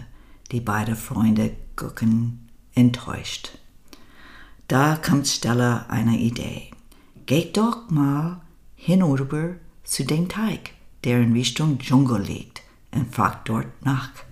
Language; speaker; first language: German; non-native, learner; English